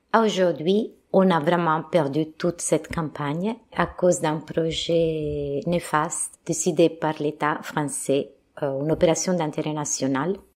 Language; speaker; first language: French; non-native, fluent; Italian